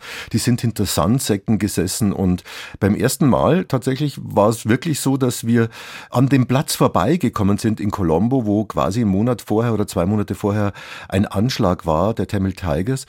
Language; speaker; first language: German; native; German